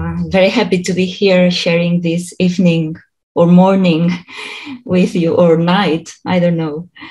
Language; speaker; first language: English; non-native, fluent; Catalan